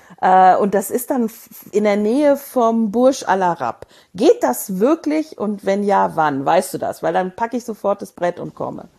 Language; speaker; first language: German; native; German